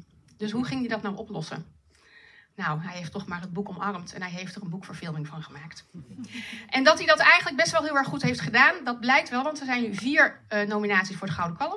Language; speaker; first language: Dutch; native; Dutch